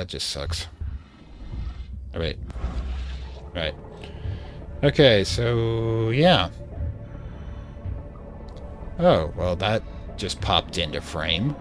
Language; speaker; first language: English; native; English